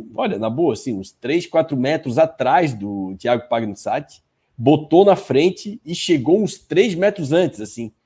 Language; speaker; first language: Portuguese; native; Portuguese